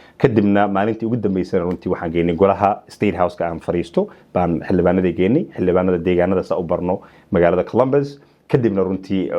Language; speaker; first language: Somali; early bilingual, heritage; Somali